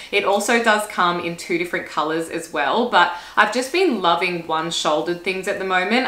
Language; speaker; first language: English; native; English